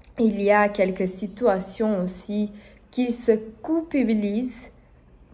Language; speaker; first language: French; non-native, learner; Portuguese